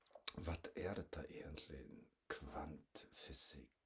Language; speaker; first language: Swedish; non-native, fluent; German